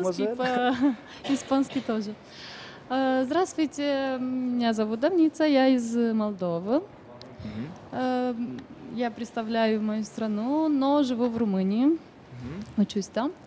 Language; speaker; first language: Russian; non-native, fluent; Romanian